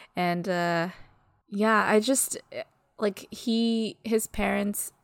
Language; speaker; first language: English; early bilingual, other home language; Malagasy